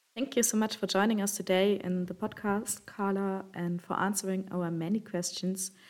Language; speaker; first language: English; non-native, fluent; German